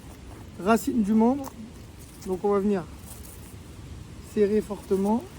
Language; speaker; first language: French; native; French